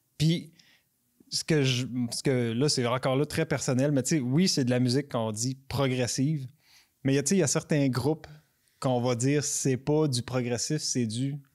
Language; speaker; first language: French; native; French